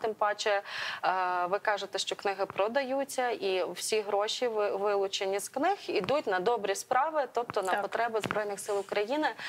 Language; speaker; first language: Ukrainian; native; Ukrainian